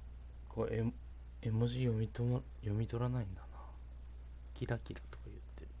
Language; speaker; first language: Japanese; native; Japanese